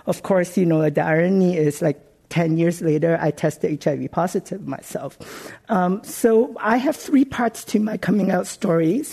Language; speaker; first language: English; non-native, local second language; Cantonese